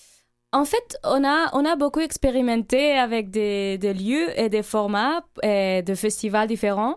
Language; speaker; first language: French; non-native, fluent; Catalan